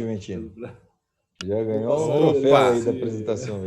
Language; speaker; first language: Portuguese; native; Portuguese